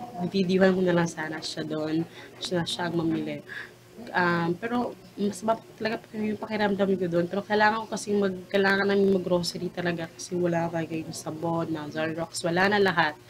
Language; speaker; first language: Filipino; non-native, local second language; Cebuano